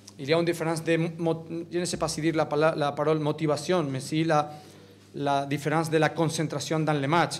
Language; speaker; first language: French; non-native, learner; Catalan